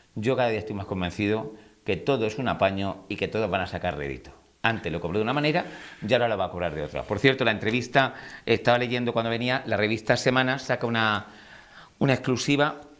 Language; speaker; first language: Spanish; native; Spanish